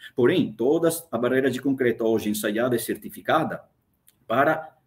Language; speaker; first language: Portuguese; non-native, fluent; Italian